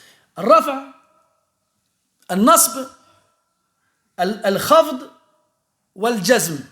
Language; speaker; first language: Arabic; early bilingual, heritage; French